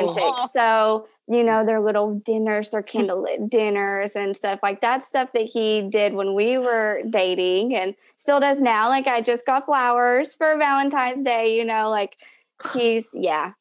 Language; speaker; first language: English; native; English